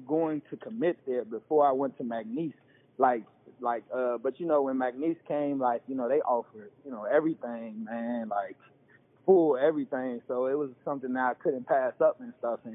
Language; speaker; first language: English; native; English